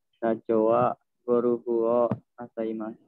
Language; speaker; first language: Japanese; non-native, learner; Indonesian